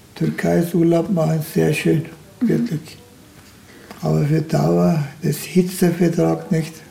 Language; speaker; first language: German; non-native, fluent; Turkish